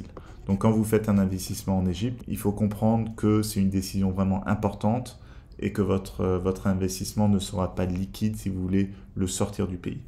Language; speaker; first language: French; native; French